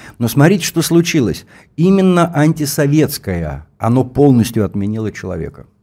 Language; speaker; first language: Russian; native; Russian